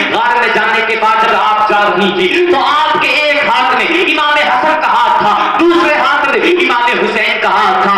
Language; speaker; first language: Urdu; native; Urdu